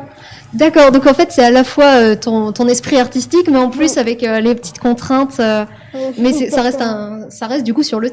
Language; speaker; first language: French; native; French